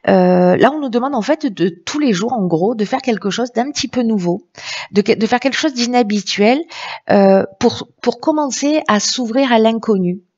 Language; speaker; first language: French; native; French